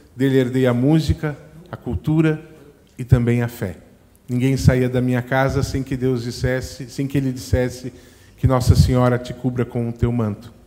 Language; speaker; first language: Portuguese; native; Portuguese